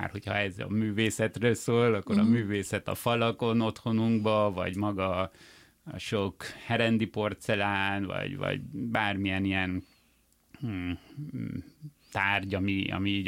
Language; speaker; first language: Hungarian; early bilingual, heritage; Hungarian